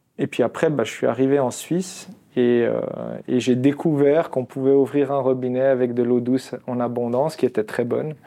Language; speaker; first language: French; non-native, local second language; Arabic